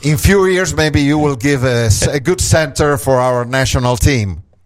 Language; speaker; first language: English; non-native, fluent; Italian